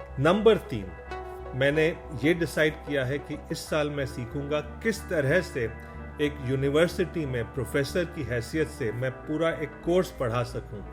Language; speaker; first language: Hindi; non-native, local second language; Tamil